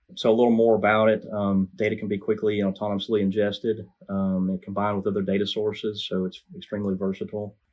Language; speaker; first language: English; native; English